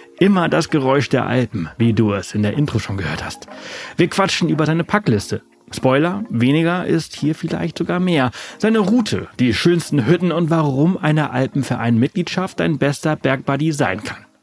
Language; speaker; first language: German; native; German